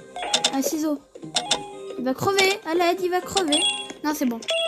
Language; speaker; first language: French; native; French